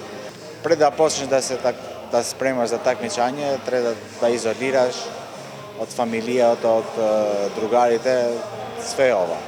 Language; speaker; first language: Macedonian; non-native, local second language; Albanian